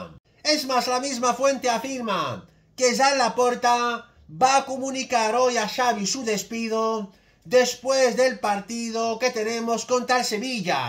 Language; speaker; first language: Spanish; native; Spanish